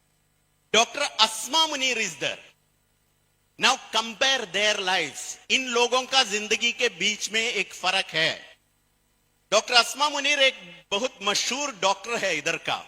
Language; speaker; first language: Hindi; non-native, local second language; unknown